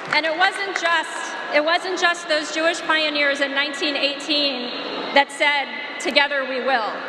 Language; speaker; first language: English; native; English